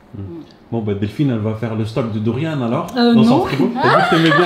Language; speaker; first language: French; native; French